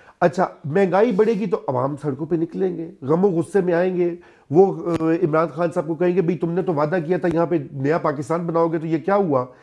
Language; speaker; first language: Urdu; non-native, local second language; Punjabi